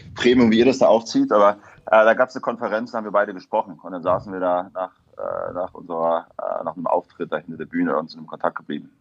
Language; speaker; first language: German; native; German